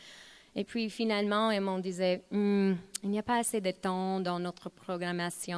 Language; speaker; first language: French; non-native, fluent; English